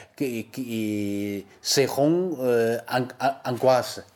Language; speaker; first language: French; non-native, learner; Chinese